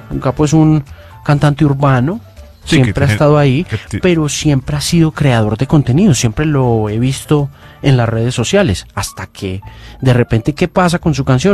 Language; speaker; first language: Spanish; native; Spanish